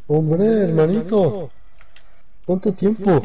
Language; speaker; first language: Spanish; native; Spanish